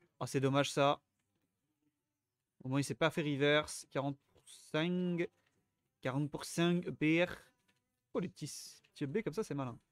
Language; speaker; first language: French; native; French